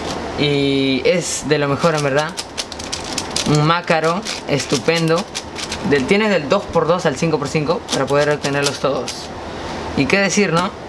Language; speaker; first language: Spanish; native; Spanish